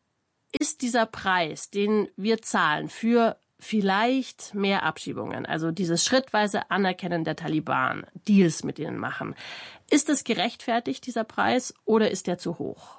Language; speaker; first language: German; native; German